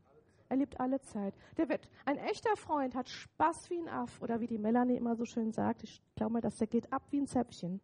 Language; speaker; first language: German; native; German